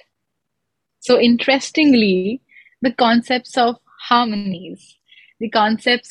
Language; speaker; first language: English; non-native, local second language; Hindi